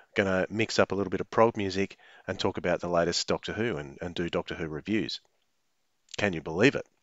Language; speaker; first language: English; native; English